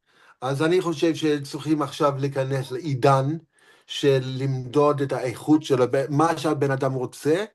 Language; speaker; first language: Hebrew; non-native, fluent; English